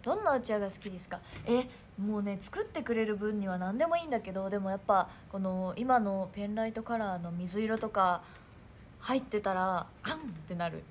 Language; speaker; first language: Japanese; native; Japanese